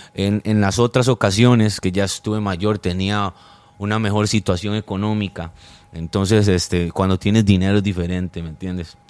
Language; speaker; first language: Spanish; non-native, fluent; French